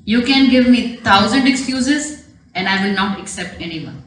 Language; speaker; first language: English; non-native, local second language; Urdu